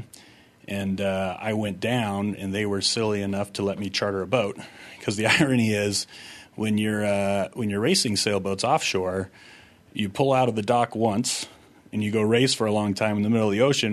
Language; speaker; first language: English; native; English